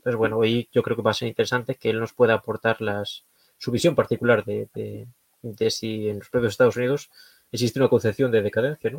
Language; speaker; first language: Spanish; native; Spanish